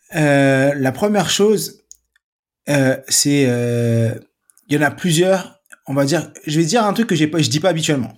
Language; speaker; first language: French; native; French